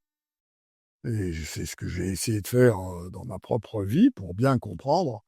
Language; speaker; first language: French; non-native, fluent; Chinese